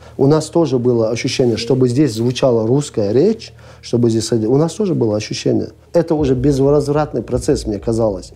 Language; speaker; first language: Russian; non-native, local second language; Chechen